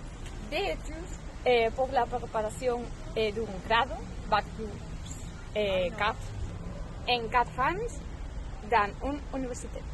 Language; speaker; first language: French; non-native, learner; Spanish